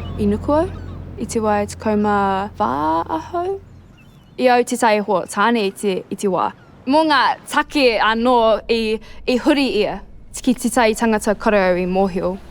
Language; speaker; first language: Māori; non-native, local second language; English